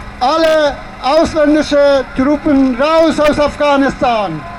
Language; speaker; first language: German; non-native, fluent; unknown